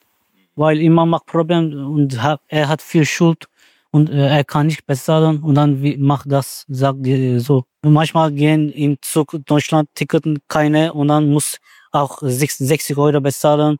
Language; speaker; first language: German; non-native, learner; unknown